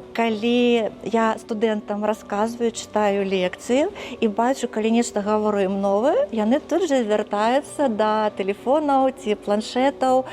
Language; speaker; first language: Belarusian; native; Belarusian